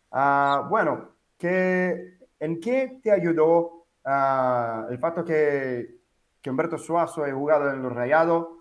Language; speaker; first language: Spanish; non-native, fluent; Portuguese